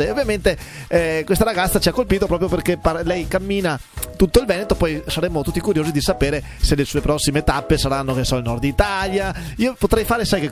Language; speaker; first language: Italian; native; Italian